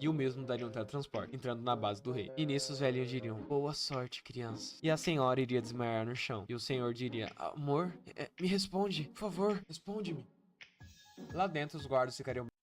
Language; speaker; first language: Portuguese; native; Portuguese